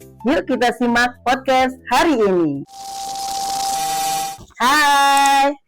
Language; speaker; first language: Indonesian; native; Indonesian